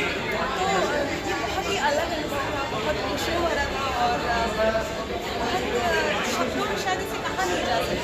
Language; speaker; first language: Hindi; native; Hindi